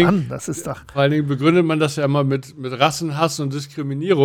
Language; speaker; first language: German; native; German